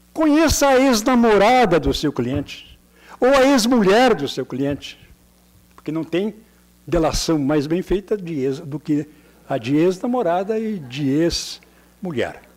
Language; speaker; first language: Portuguese; native; Portuguese